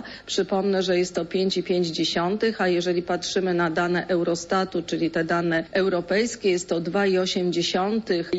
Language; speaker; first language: Polish; native; Polish